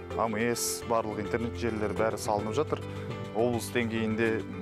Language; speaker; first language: Kazakh; native; Kazakh